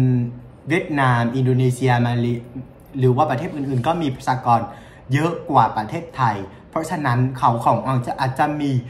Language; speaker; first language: Thai; non-native, fluent; Vietnamese